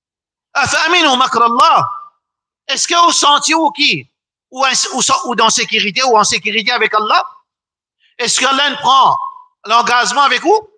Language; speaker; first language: French; non-native, local second language; Morisyen